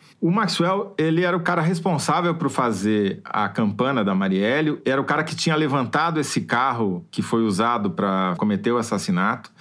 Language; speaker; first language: Portuguese; native; Portuguese